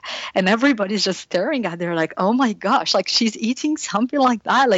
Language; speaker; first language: English; non-native, fluent; French